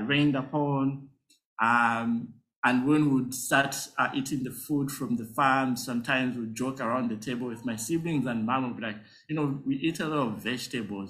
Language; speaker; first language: English; non-native, local second language; Nyanja